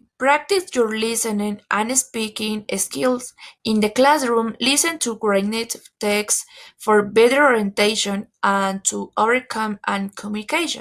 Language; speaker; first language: English; non-native, learner; Spanish